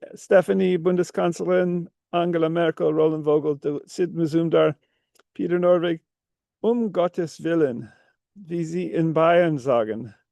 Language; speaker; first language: German; non-native, learner; English